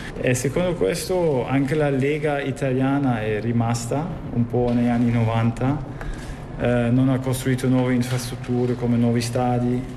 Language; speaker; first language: Italian; non-native, fluent; German